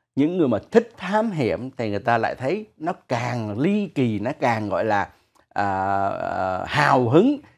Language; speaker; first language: Vietnamese; native; Vietnamese